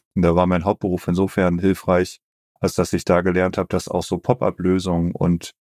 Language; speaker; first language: German; native; German